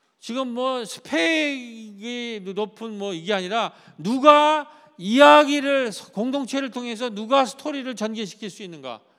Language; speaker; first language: Korean; native; Korean